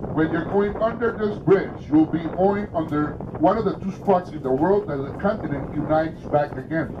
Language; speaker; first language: English; non-native, fluent; Spanish